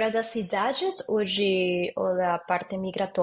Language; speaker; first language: Portuguese; non-native, learner; Spanish